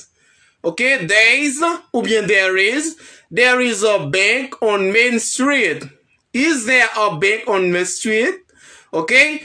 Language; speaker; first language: English; non-native, fluent; Haitian Creole